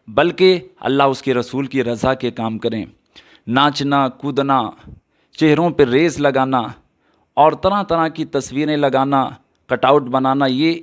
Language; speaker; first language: Hindi; native; Hindi